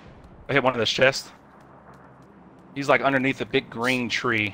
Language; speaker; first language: English; native; English